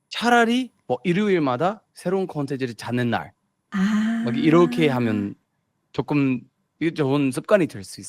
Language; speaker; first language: Korean; non-native, fluent; English